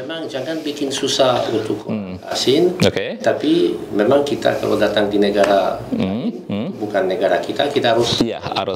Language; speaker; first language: Indonesian; non-native, learner; Italian